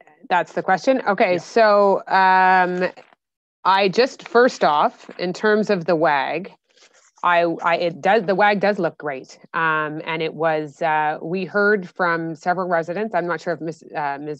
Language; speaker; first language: English; native; English